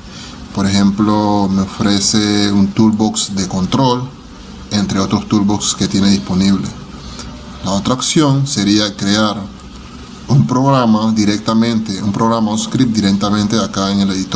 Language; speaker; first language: Spanish; native; Spanish